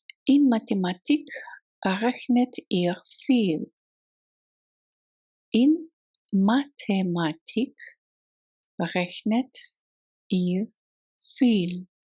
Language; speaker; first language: German; non-native, fluent; Russian